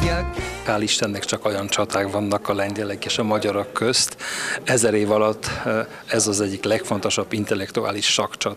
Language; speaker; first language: Hungarian; non-native, fluent; Polish